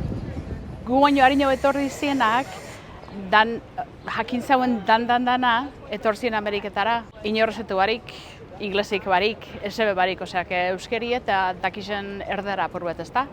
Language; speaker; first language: Basque; early bilingual, heritage; Basque